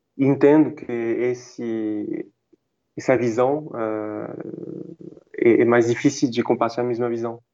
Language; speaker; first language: Portuguese; non-native, fluent; French